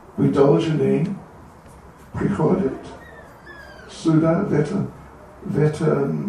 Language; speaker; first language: Russian; non-native, learner; English